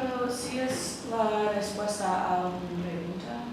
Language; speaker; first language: Spanish; non-native, learner; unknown